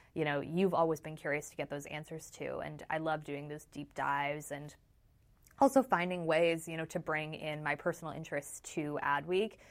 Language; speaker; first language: English; native; English